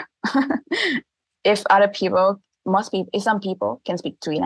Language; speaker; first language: English; non-native, fluent; Thai